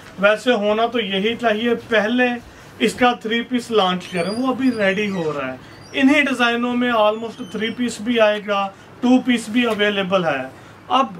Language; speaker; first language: Urdu; native; Urdu